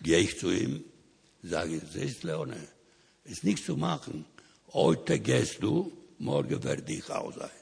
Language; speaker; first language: German; non-native, learner; Ladino